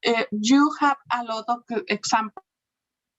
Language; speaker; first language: English; non-native, learner; Spanish